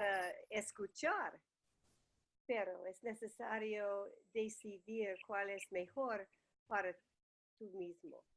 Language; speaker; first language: Spanish; non-native, learner; English